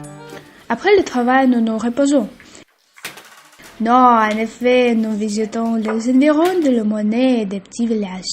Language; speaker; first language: French; non-native, learner; Russian